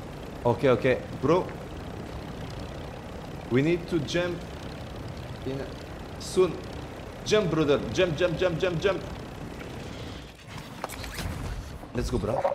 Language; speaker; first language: English; non-native, learner; French